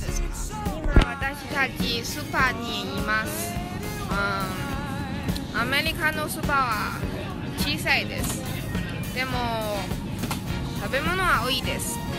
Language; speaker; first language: Japanese; non-native, learner; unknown